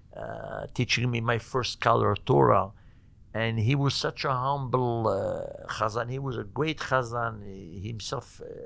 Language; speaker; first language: English; non-native, fluent; Arabic